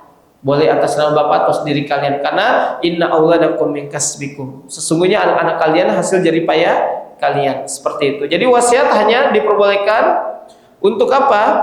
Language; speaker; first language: Indonesian; native; Indonesian